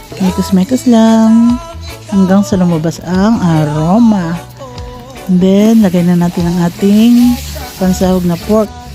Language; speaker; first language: Filipino; non-native, local second language; Iloko